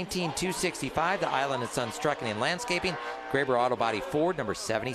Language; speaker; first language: English; native; English